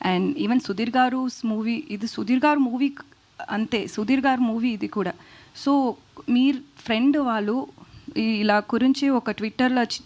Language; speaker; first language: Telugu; non-native, learner; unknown